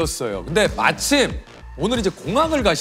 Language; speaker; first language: Korean; native; Korean